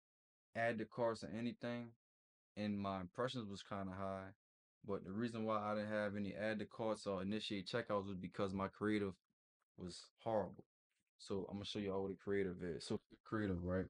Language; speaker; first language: English; native; English